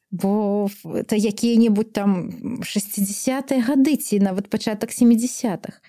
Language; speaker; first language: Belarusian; native; Belarusian